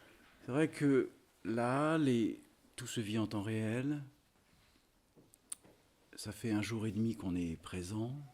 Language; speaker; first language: French; native; French